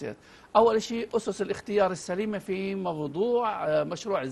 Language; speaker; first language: Arabic; native; Arabic